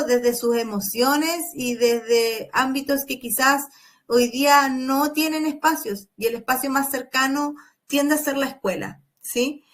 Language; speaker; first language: Spanish; native; Spanish